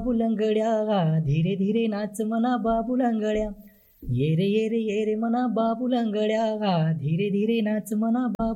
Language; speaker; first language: Marathi; non-native, local second language; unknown